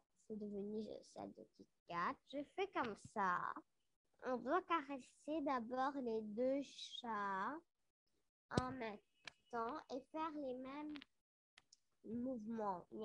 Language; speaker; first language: French; non-native, local second language; Arabic